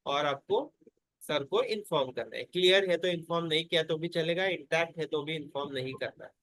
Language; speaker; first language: Hindi; non-native, local second language; Marathi